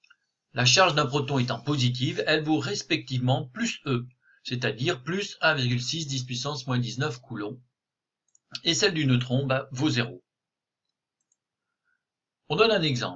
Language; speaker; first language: French; native; French